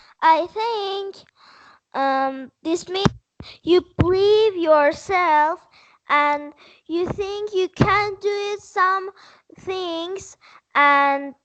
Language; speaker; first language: English; non-native, learner; Persian